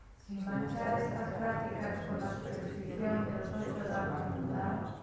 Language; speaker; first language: Spanish; non-native, fluent; English